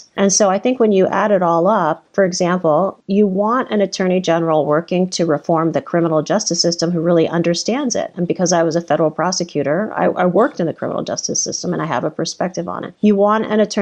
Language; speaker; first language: English; native; English